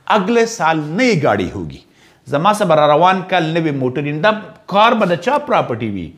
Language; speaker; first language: English; non-native, local second language; Pashto